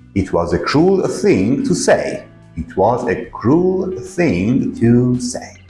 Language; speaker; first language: English; non-native, fluent; Persian